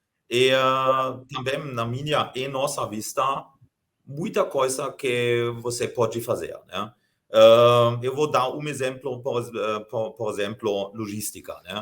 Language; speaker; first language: Portuguese; non-native, fluent; German